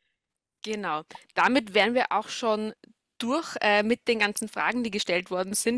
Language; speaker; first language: German; native; German